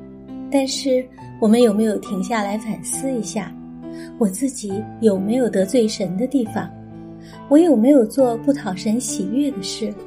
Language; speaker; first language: Chinese; native; Chinese